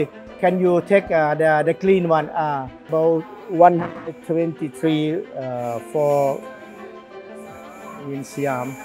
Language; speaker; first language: English; non-native, learner; Thai